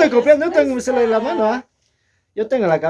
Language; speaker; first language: Spanish; native; Spanish